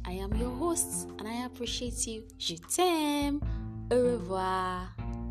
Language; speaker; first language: English; non-native, local second language; Yoruba